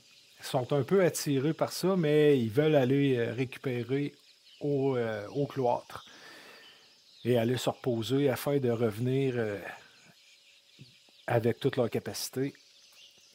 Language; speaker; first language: French; native; French